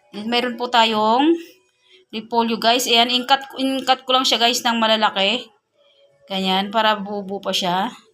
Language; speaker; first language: Filipino; non-native, local second language; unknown